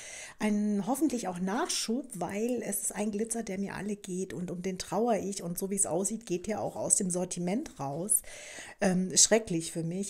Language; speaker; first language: German; native; German